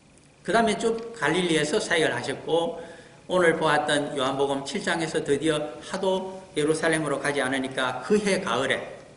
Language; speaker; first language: Korean; native; Korean